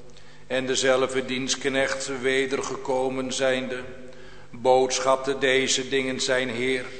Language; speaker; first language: Dutch; native; Dutch